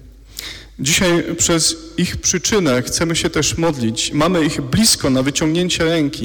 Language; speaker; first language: Polish; native; Polish